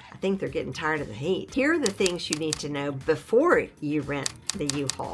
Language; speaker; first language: English; native; English